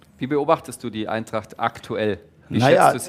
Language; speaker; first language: German; native; German